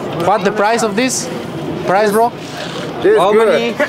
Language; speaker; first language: English; non-native, learner; Spanish